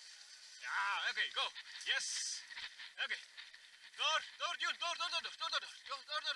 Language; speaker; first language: Dutch; native; Dutch